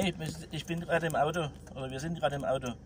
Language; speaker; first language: German; native; German